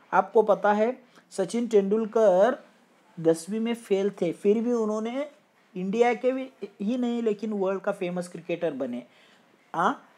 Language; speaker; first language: Hindi; non-native, local second language; Marathi